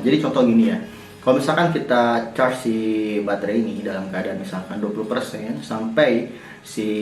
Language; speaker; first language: Indonesian; native; Indonesian